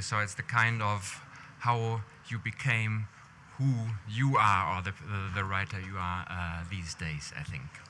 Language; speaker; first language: English; non-native, fluent; German